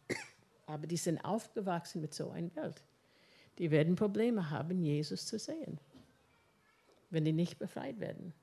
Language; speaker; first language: German; non-native, fluent; English